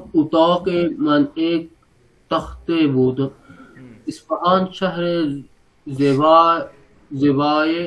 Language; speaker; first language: Persian; non-native, learner; Bangla